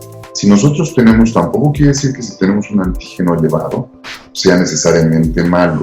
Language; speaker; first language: Spanish; native; Spanish